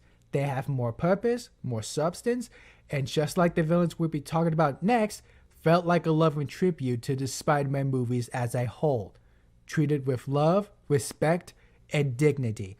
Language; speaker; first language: English; native; English